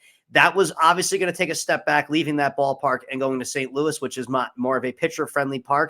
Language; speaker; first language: English; native; English